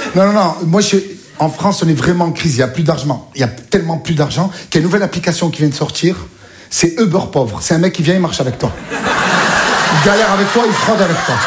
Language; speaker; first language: French; native; French